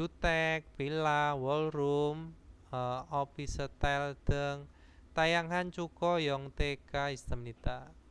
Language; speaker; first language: Korean; non-native, fluent; Indonesian